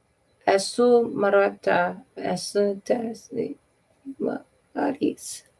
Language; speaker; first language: Spanish; non-native, learner; English